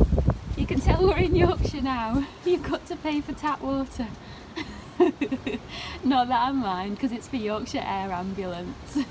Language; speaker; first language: English; native; English